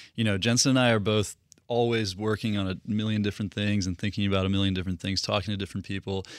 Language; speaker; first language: English; early bilingual, other home language; Russian